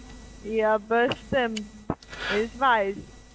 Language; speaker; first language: German; non-native, learner; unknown